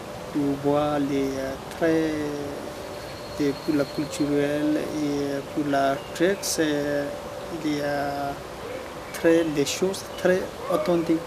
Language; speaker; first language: French; non-native, learner; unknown